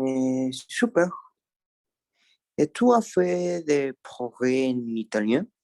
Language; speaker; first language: French; non-native, learner; Spanish